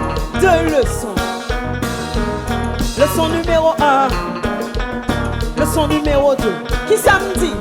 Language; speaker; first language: French; non-native, local second language; Haitian Creole